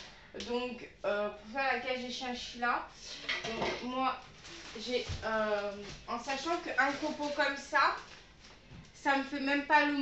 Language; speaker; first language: French; native; French